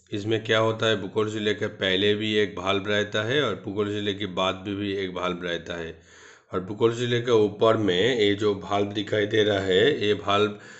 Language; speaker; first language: Hindi; non-native, local second language; Bangla